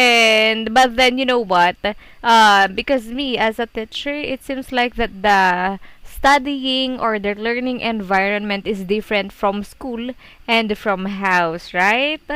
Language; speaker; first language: English; non-native, fluent; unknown